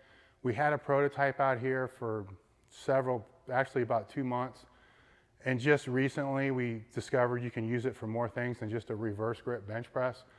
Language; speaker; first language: English; native; English